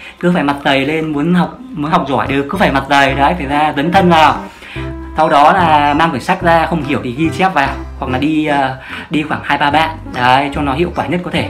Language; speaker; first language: Vietnamese; native; Vietnamese